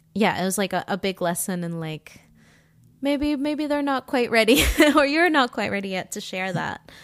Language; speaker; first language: English; early bilingual, other home language; Spanish